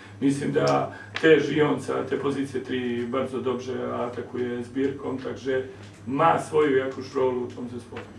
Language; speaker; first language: Polish; non-native, learner; Serbian